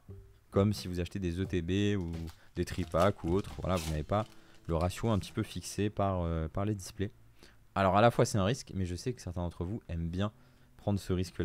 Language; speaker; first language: French; native; French